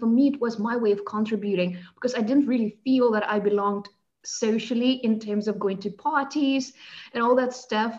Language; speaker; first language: English; non-native, fluent; Russian